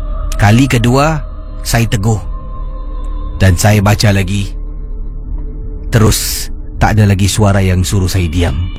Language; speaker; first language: Malay; native; Malay